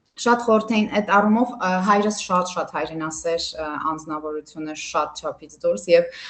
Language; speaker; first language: Armenian; early bilingual, heritage; Armenian